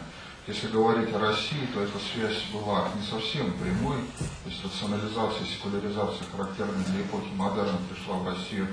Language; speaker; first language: Russian; native; Russian